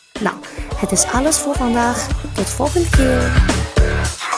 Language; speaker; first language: Dutch; non-native, learner; Chinese